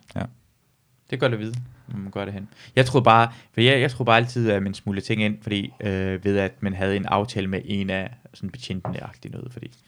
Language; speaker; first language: Danish; native; Danish